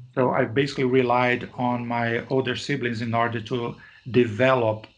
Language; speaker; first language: English; non-native, fluent; Portuguese